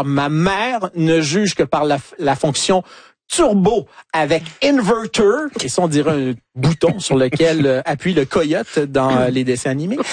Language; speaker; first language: French; native; French